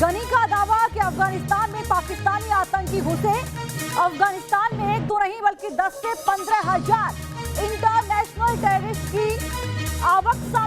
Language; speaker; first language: Hindi; native; Hindi